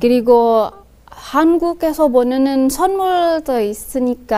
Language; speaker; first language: Korean; non-native, learner; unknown